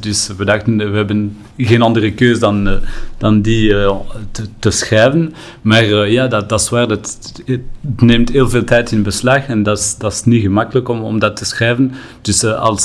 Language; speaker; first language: Dutch; non-native, local second language; French